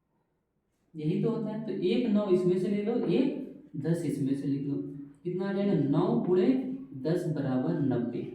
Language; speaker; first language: Hindi; native; Hindi